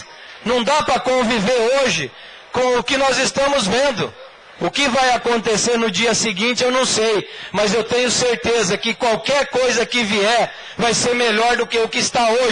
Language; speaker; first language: Portuguese; native; Portuguese